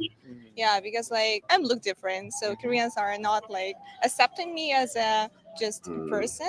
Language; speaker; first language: English; non-native, learner; Ukrainian